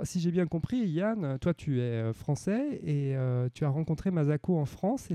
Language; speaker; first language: French; native; French